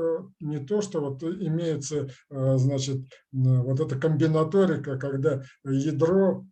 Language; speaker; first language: Russian; native; Russian